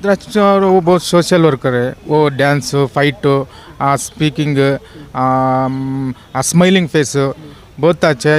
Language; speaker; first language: Hindi; non-native, local second language; Kannada